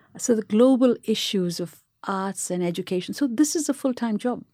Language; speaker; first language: English; non-native, local second language; Tamil